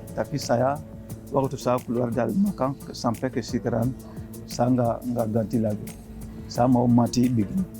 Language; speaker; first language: Indonesian; non-native, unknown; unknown